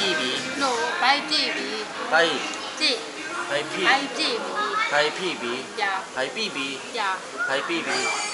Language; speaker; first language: English; non-native, learner; Burmese